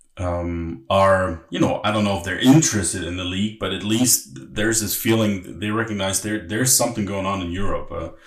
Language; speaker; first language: English; non-native, fluent; German